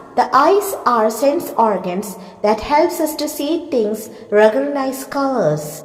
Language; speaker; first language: English; non-native, local second language; Malayalam